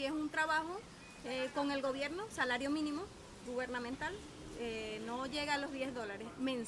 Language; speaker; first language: Spanish; native; Spanish